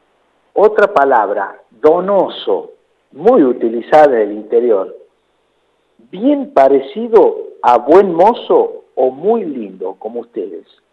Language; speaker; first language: Spanish; native; Spanish